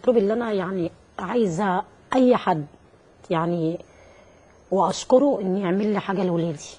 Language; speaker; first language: Arabic; native; Arabic